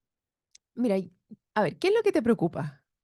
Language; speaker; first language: Spanish; native; Spanish